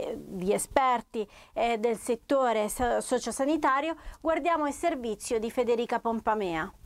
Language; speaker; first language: Italian; native; Italian